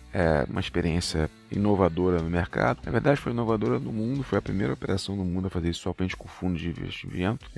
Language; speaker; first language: Portuguese; native; Portuguese